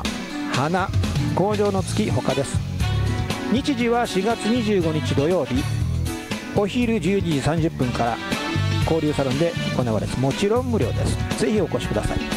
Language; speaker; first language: Japanese; native; Japanese